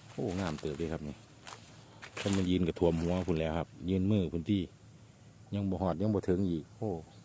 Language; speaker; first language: Thai; native; Thai